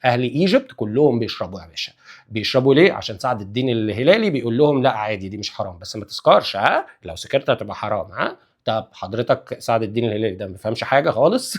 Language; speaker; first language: Arabic; native; Arabic